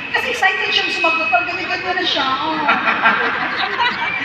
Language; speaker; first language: Filipino; native; Filipino